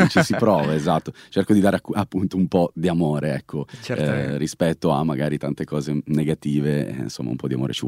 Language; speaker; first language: Italian; native; Italian